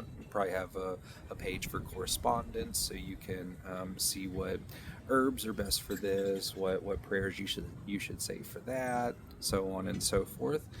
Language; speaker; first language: English; native; English